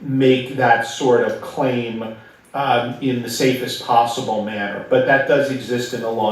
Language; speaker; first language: English; native; English